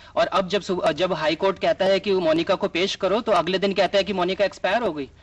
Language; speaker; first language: Hindi; native; Hindi